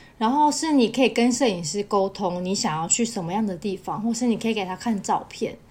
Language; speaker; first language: Chinese; native; Chinese